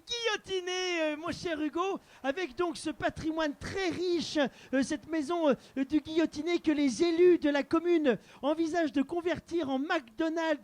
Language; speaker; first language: French; native; French